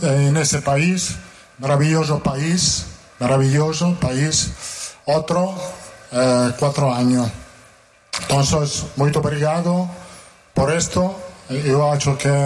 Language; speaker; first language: Portuguese; non-native, fluent; Italian